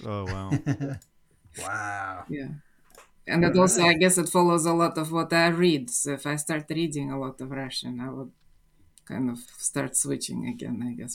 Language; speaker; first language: English; non-native, fluent; Russian